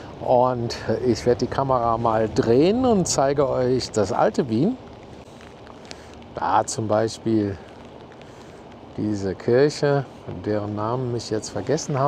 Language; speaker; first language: German; native; German